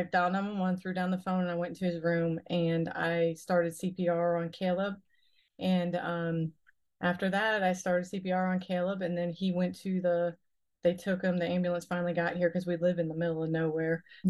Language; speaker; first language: English; native; English